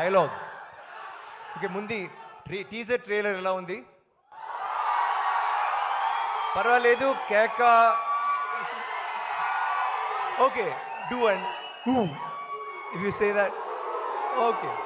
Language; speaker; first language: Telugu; non-native, learner; Tamil